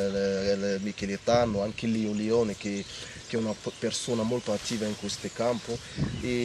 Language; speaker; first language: Italian; non-native, learner; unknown